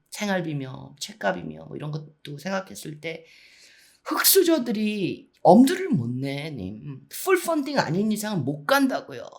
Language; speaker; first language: Korean; early bilingual, heritage; Korean